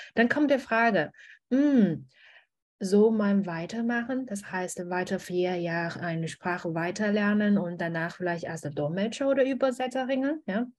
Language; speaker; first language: German; non-native, learner; Chinese